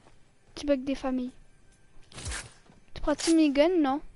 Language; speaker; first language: French; native; French